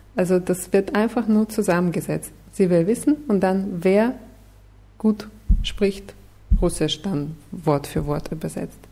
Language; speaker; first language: German; non-native, fluent; Russian